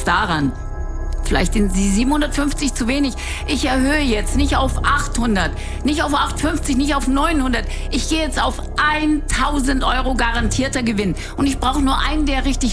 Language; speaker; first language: German; native; German